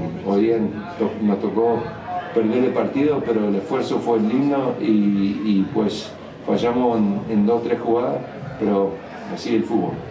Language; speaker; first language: Spanish; early bilingual, heritage; English